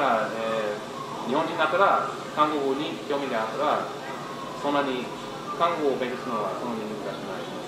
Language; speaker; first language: Japanese; non-native, fluent; English